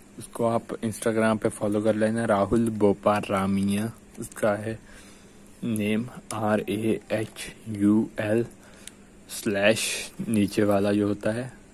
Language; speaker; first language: Hindi; non-native, local second language; Punjabi